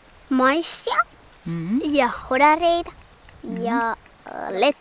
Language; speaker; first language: Finnish; early bilingual, heritage; Finnish